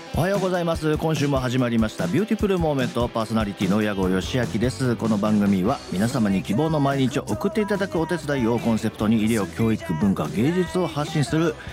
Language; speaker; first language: Japanese; native; Japanese